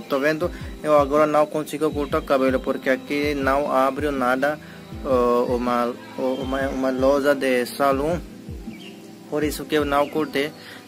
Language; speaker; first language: Portuguese; non-native, learner; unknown